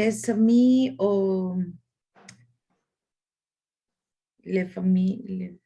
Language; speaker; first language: French; non-native, learner; Spanish